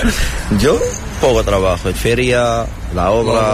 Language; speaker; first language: Spanish; non-native, learner; Arabic